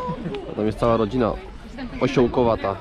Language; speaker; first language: Polish; native; Polish